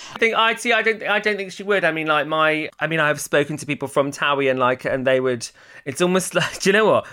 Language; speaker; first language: English; native; English